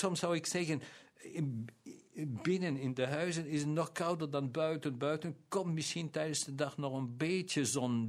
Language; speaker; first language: Dutch; non-native, local second language; German